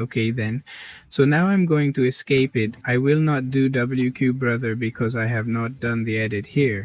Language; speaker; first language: English; non-native, learner; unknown